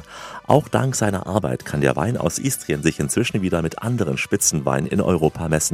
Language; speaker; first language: German; native; German